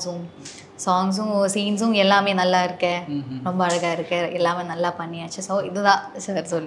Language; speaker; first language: Tamil; non-native, learner; Malayalam